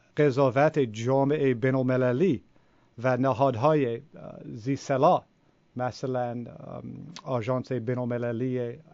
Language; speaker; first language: Persian; non-native, fluent; English